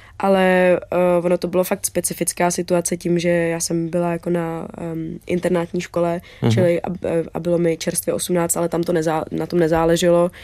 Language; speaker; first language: Czech; native; Czech